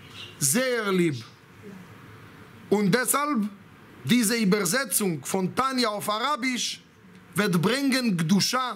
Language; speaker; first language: German; non-native, fluent; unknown